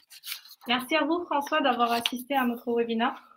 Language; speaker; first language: French; native; French